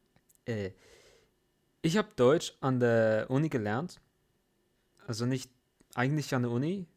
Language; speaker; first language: German; non-native, fluent; English